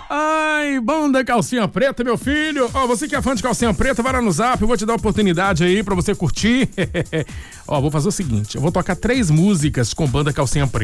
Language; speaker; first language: Portuguese; native; Portuguese